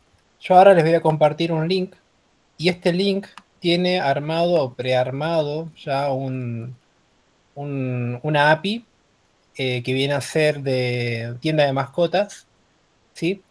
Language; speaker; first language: Spanish; native; Spanish